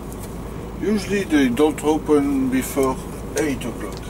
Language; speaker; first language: English; non-native, learner; French